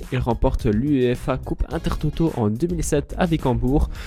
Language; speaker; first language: French; native; French